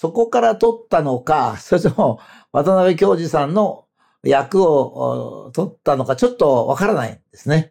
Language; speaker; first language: Japanese; native; Japanese